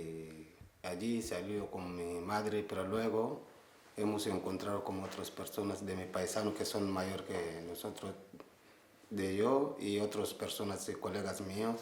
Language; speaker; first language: Spanish; non-native, learner; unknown